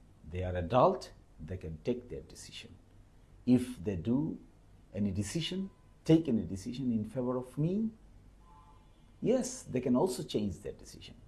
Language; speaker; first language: English; non-native, local second language; Bangla